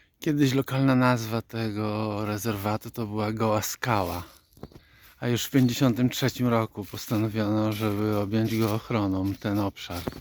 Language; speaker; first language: Polish; native; Polish